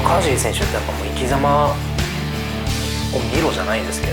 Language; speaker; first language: Japanese; native; Japanese